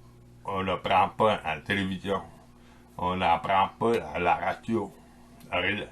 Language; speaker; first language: French; non-native, local second language; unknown